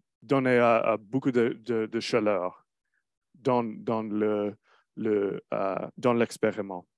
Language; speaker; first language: French; non-native, learner; English